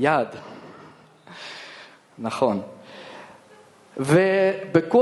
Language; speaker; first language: Hebrew; non-native, fluent; Russian